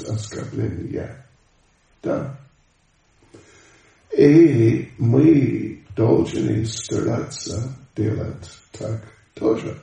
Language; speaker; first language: Russian; non-native, learner; English